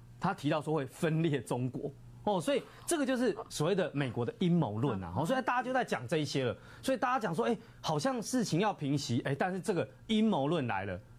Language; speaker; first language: Chinese; native; Chinese